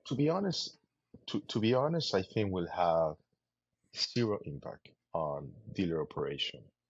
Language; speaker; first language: English; non-native, fluent; Spanish